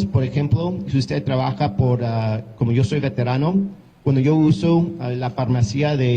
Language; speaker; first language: Spanish; early bilingual, heritage; English